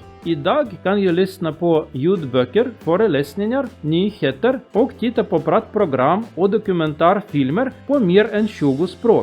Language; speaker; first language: Swedish; non-native, learner; Russian